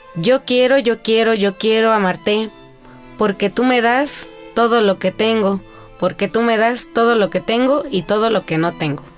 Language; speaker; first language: Spanish; native; Spanish